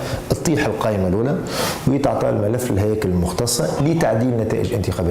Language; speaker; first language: Arabic; native; Arabic